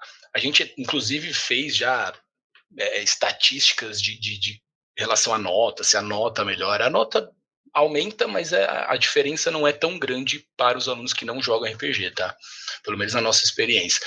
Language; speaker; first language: Portuguese; native; Portuguese